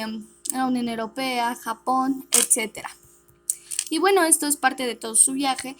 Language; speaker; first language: Spanish; native; Spanish